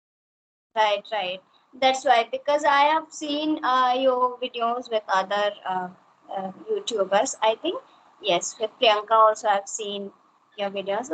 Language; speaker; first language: English; non-native, local second language; Hindi